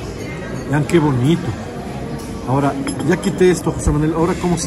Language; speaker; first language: Spanish; native; Spanish